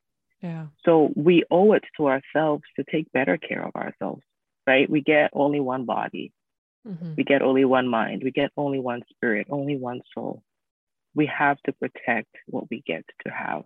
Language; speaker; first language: English; non-native, local second language; Akan